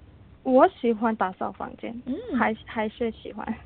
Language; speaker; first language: Chinese; non-native, learner; Korean